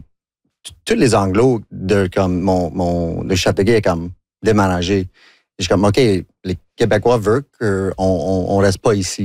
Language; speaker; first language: French; non-native, local second language; English